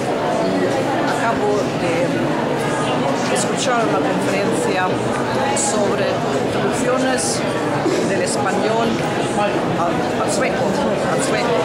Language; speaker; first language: Spanish; non-native, fluent; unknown